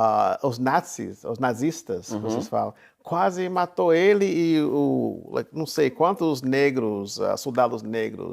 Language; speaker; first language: Portuguese; non-native, fluent; English